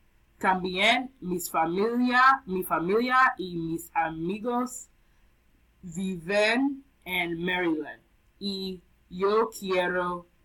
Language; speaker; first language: Spanish; non-native, learner; English